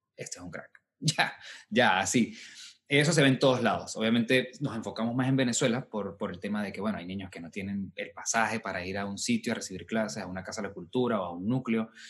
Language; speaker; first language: Spanish; native; Spanish